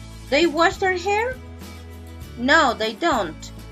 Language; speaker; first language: English; non-native, fluent; Spanish